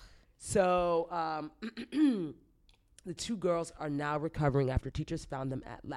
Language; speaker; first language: English; native; English